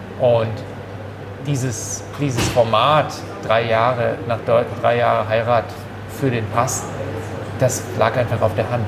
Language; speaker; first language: German; early bilingual, other home language; Turkish